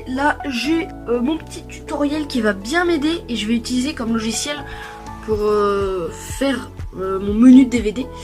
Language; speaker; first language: French; native; French